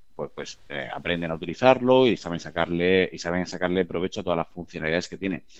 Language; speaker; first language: Spanish; native; Spanish